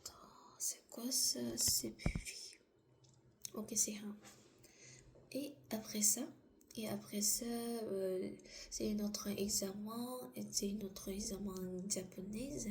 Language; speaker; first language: French; non-native, learner; Korean